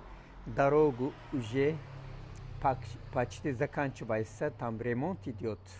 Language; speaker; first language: Russian; non-native, learner; Turkish